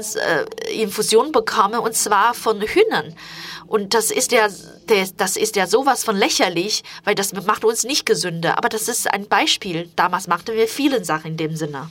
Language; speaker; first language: German; non-native, fluent; Chinese